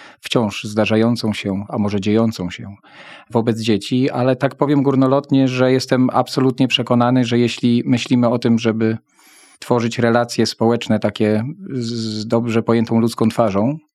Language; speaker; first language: Polish; native; Polish